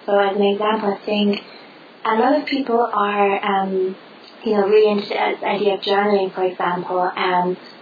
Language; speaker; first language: English; non-native, fluent; German